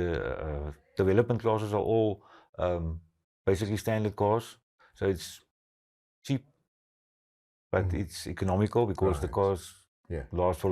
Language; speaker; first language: English; non-native, local second language; Afrikaans